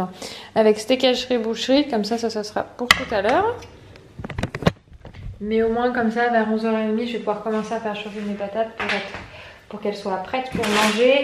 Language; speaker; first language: French; native; French